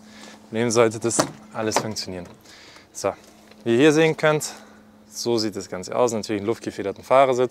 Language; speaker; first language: German; native; German